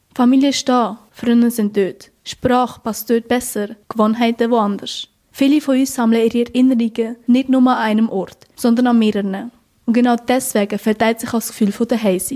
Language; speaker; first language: German; early bilingual, other home language; Spanish